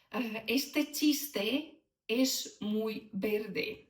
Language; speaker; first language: Spanish; non-native, fluent; Ukrainian